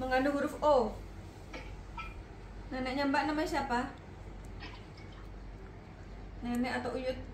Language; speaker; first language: Indonesian; native; Indonesian